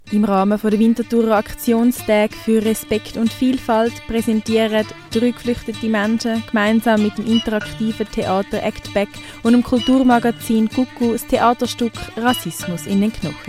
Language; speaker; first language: German; native; German